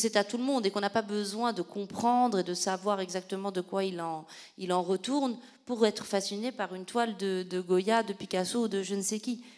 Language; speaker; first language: French; native; French